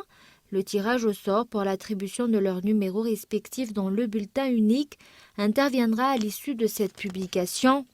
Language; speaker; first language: French; non-native, local second language; Malagasy